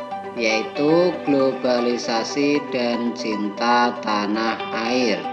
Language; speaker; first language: Indonesian; native; Indonesian